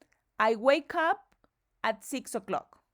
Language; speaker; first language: English; non-native, fluent; Spanish